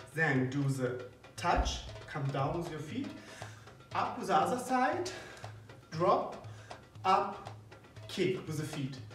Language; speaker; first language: English; non-native, fluent; German